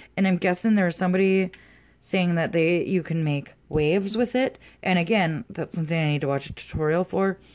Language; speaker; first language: English; native; English